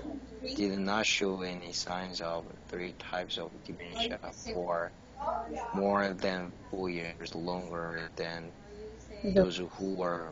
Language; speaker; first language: English; non-native, learner; Korean